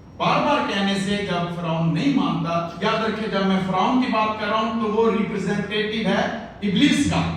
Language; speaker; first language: Urdu; non-native, local second language; Punjabi